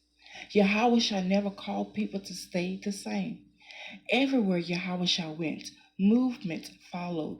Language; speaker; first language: English; native; English